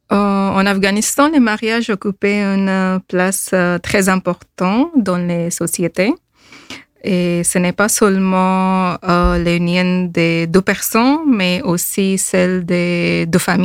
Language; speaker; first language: French; non-native, fluent; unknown